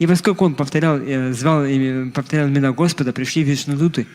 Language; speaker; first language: Russian; native; Russian